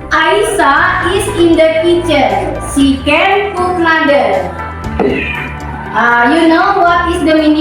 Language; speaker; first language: English; non-native, learner; Indonesian